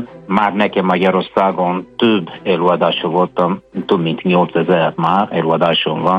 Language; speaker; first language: Hungarian; non-native, fluent; Italian